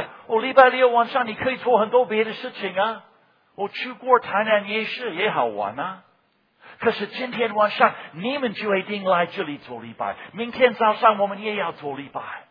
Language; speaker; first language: Chinese; non-native, fluent; English